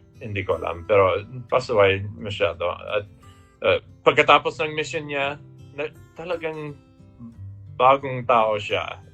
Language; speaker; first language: Filipino; non-native, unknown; English